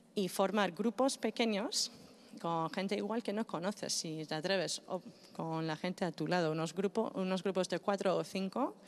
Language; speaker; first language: Spanish; non-native, fluent; Greek